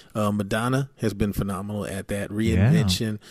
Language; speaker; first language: English; native; English